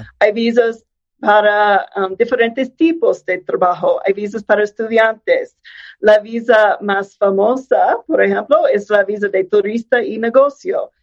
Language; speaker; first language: Spanish; non-native, fluent; English